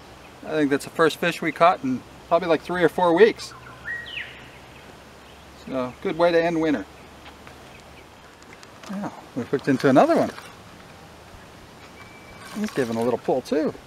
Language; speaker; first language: English; native; English